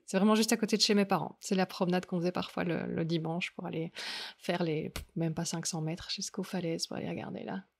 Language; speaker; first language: French; native; French